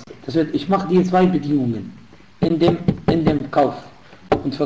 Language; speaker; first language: German; non-native, fluent; Arabic